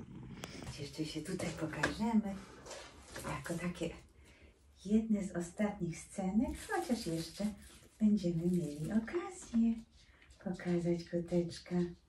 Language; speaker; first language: Polish; native; Polish